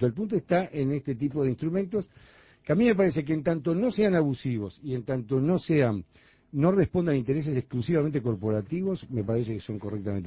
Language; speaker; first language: Spanish; native; Spanish